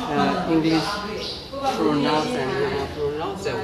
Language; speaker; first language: English; non-native, learner; Burmese